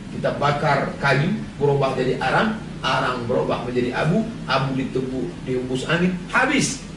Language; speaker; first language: Indonesian; native; Indonesian